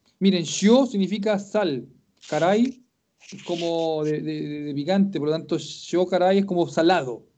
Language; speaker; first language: Spanish; native; Spanish